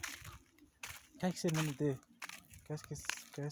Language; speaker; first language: French; non-native, learner; Portuguese